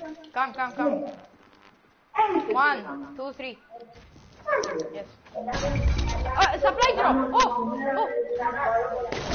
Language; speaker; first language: English; non-native, learner; Greek